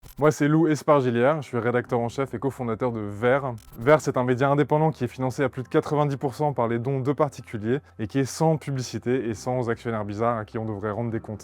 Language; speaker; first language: French; native; French